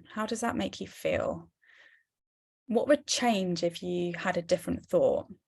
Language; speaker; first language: English; native; English